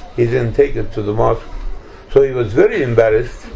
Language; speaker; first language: English; non-native, fluent; Turkish